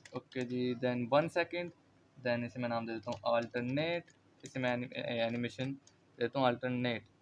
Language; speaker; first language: Urdu; native; Urdu